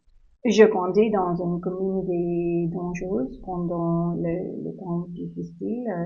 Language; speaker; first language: French; non-native, learner; English